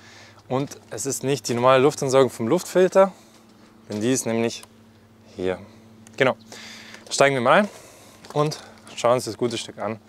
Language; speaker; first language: German; native; German